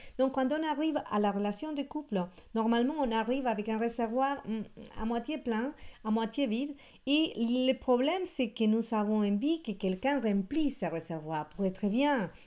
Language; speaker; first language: French; non-native, fluent; Spanish